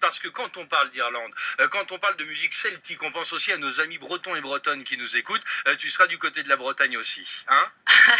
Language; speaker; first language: French; native; French